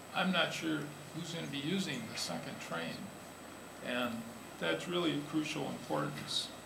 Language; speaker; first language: English; native; English